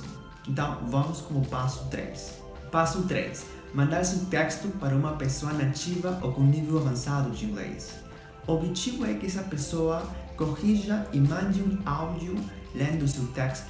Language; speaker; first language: Portuguese; non-native, fluent; Spanish